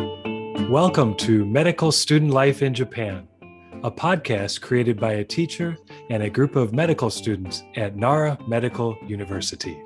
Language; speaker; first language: English; non-native, fluent; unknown